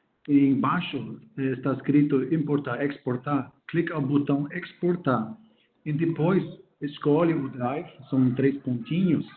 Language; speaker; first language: Portuguese; non-native, fluent; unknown